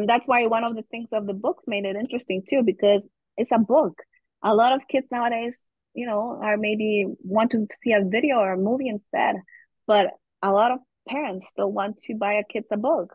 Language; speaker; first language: English; non-native, fluent; German